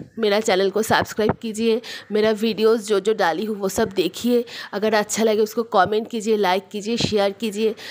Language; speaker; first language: Hindi; non-native, local second language; Bangla